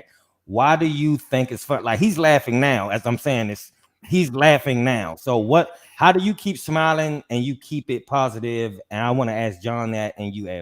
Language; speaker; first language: English; native; English